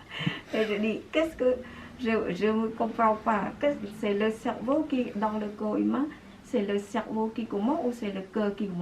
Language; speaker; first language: French; non-native, fluent; Khmer